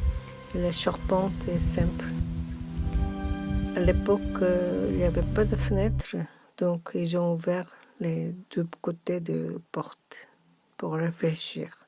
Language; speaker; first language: French; non-native, learner; Korean